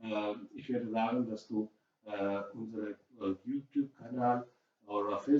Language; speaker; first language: German; non-native, learner; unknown